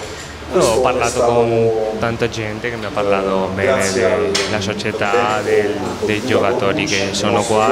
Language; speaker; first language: Italian; non-native, fluent; Spanish